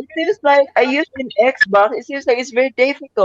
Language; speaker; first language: English; non-native, local second language; Filipino